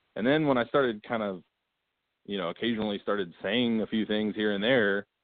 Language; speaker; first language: English; native; English